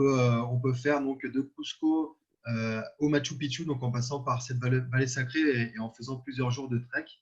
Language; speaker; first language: French; native; French